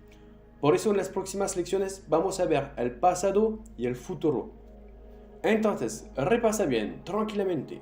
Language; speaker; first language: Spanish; non-native, fluent; French